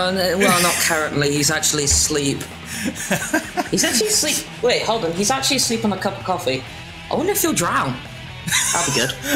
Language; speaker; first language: English; native; English